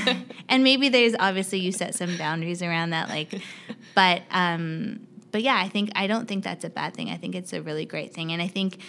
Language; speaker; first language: English; native; English